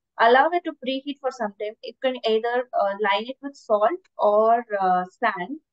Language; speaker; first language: English; non-native, local second language; Tamil